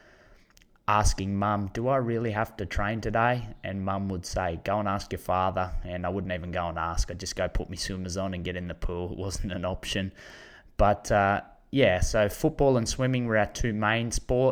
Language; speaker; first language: English; native; English